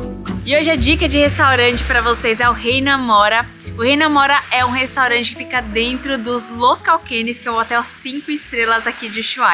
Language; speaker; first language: Portuguese; native; Portuguese